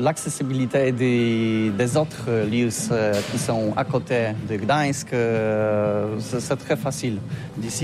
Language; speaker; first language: French; non-native, learner; Polish